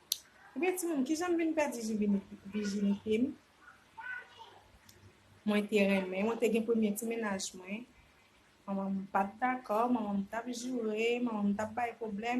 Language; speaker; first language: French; non-native, learner; Haitian Creole